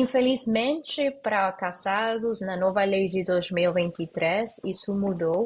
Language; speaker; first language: Portuguese; non-native, learner; Spanish